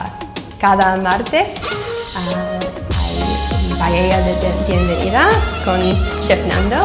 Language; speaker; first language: Spanish; non-native, learner; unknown